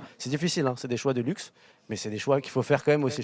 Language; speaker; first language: French; native; French